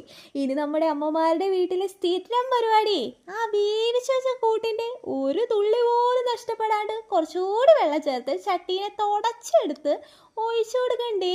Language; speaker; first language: Malayalam; native; Malayalam